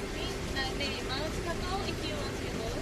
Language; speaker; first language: English; non-native, learner; Japanese